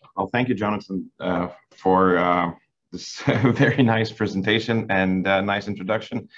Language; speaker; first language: English; non-native, fluent; Lithuanian